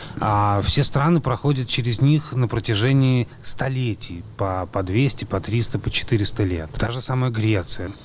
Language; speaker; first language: Russian; native; Russian